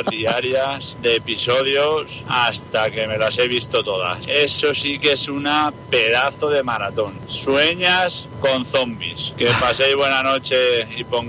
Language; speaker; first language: Spanish; native; Spanish